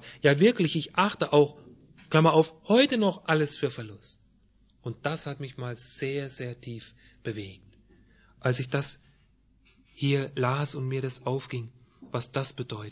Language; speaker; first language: German; native; German